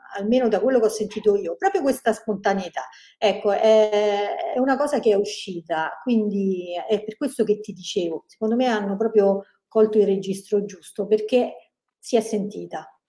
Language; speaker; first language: Italian; native; Italian